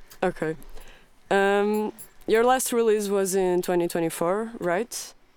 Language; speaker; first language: English; non-native, fluent; Portuguese